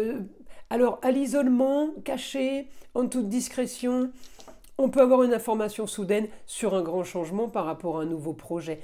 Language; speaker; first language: French; native; French